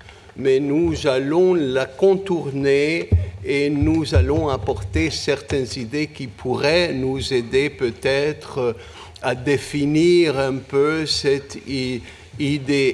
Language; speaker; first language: French; non-native, fluent; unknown